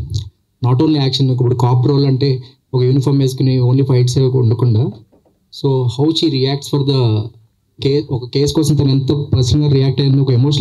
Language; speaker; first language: Telugu; native; Telugu